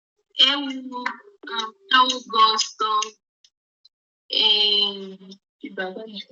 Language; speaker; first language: Portuguese; non-native, learner; Haitian Creole